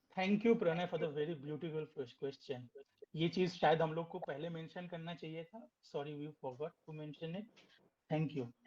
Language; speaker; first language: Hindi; non-native, local second language; Bangla